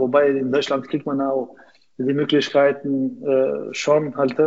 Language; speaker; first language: German; non-native, fluent; Albanian